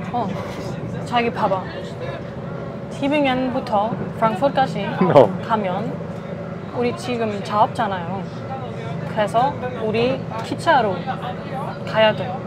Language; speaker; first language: Korean; non-native, fluent; German